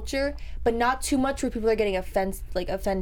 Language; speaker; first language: English; early bilingual, other home language; Spanish